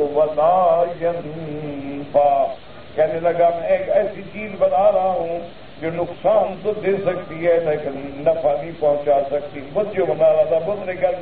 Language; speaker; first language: Urdu; early bilingual, heritage; Urdu